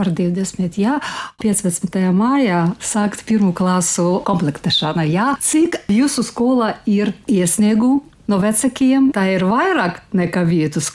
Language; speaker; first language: Latvian; non-native, learner; Ukrainian